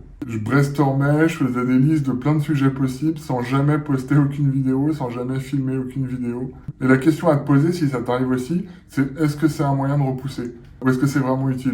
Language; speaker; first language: French; native; French